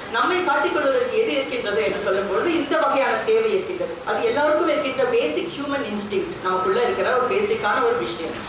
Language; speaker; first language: Tamil; early bilingual, heritage; Tamil